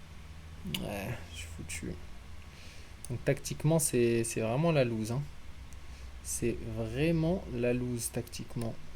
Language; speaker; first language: French; native; French